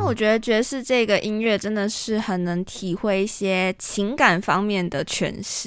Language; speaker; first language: Chinese; native; Chinese